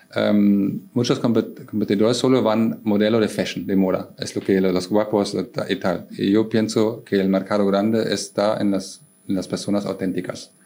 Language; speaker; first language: Spanish; non-native, fluent; German